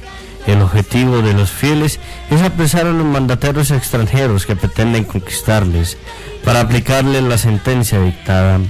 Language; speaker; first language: Spanish; native; Spanish